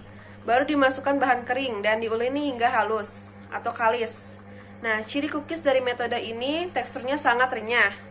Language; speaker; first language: Indonesian; native; Indonesian